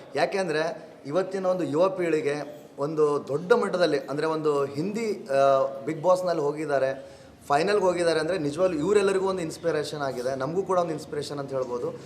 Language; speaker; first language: Kannada; native; Kannada